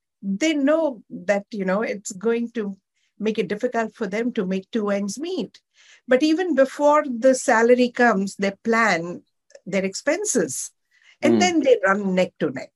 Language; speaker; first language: English; non-native, local second language; Gujarati